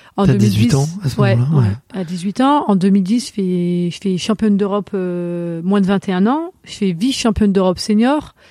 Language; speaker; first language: French; native; French